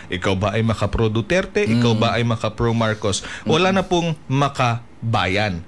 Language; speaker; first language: Filipino; non-native, local second language; Cebuano